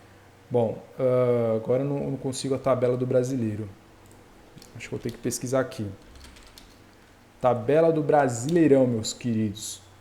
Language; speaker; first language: Portuguese; native; Portuguese